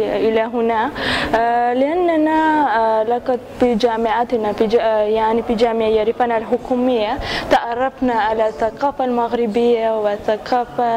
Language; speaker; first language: Arabic; non-native, fluent; Armenian